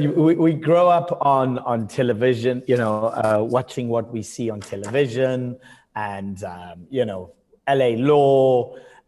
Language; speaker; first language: English; non-native, local second language; Zulu